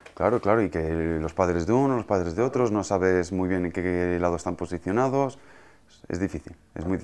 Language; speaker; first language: Spanish; native; Spanish